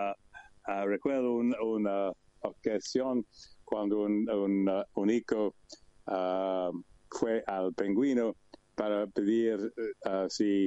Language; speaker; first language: Spanish; non-native, learner; English